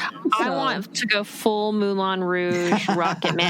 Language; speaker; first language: English; native; English